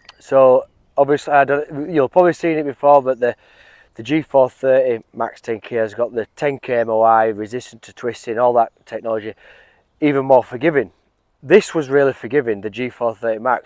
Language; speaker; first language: English; native; English